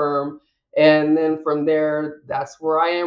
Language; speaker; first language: English; native; English